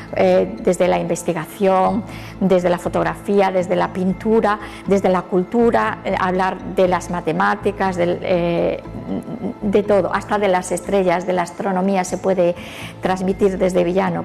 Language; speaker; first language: Spanish; native; Spanish